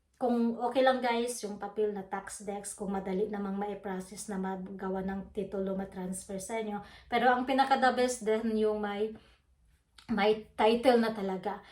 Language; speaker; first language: Filipino; non-native, local second language; Waray